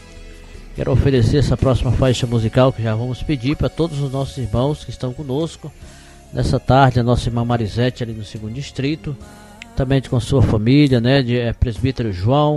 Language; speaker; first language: Portuguese; native; Portuguese